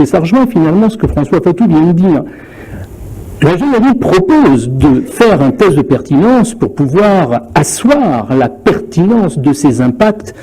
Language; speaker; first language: French; native; French